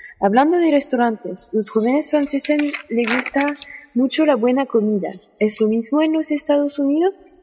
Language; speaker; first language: Spanish; non-native, learner; French